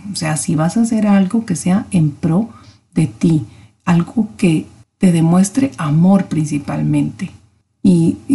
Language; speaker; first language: Spanish; native; Spanish